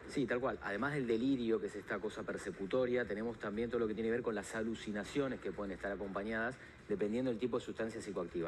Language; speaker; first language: Spanish; native; Spanish